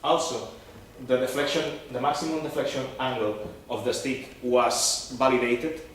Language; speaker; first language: English; non-native, fluent; Catalan